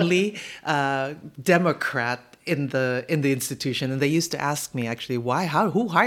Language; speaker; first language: English; native; English